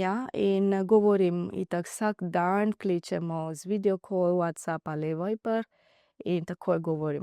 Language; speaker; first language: Slovenian; non-native, learner; Divehi